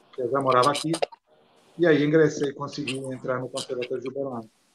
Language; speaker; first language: Portuguese; non-native, fluent; Italian